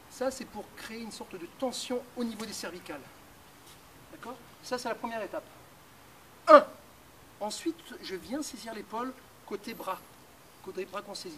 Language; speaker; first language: French; native; French